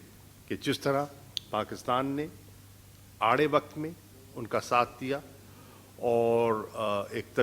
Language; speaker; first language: Urdu; native; Urdu